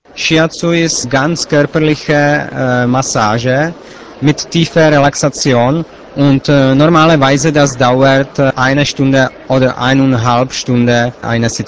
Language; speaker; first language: German; non-native, learner; Czech